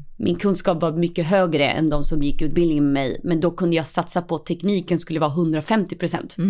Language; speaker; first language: Swedish; early bilingual, other home language; Spanish